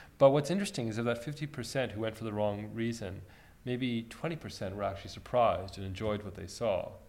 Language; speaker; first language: English; early bilingual, other home language; Armenian